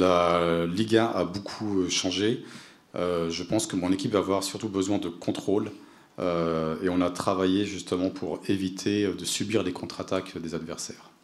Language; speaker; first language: French; native; French